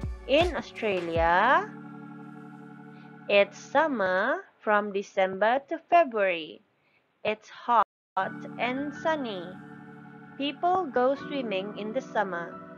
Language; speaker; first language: English; non-native, local second language; Malay